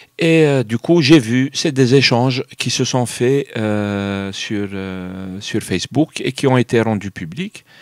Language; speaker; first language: French; non-native, local second language; Arabic